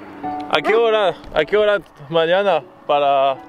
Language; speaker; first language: Spanish; non-native, learner; French